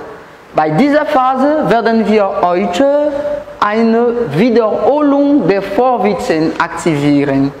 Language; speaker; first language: German; non-native, learner; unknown